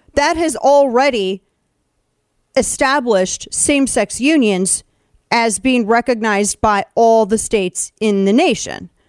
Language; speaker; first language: English; native; English